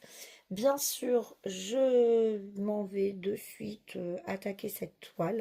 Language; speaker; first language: French; native; French